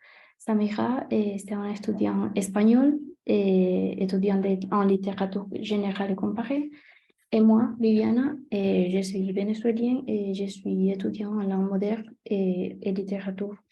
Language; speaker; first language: French; non-native, learner; Spanish